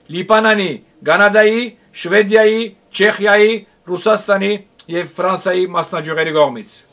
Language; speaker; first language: Armenian; early bilingual, heritage; Armenian